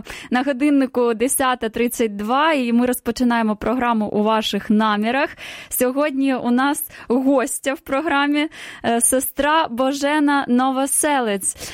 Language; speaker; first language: Ukrainian; native; Ukrainian